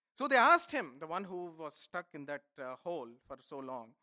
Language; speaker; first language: English; non-native, local second language; Telugu